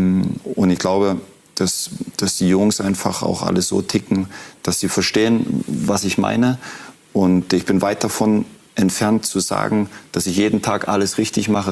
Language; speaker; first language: German; native; German